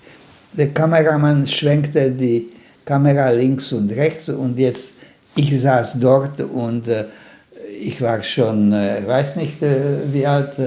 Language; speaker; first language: German; non-native, fluent; Slovak